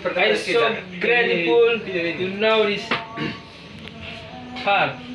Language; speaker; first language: English; non-native, learner; Indonesian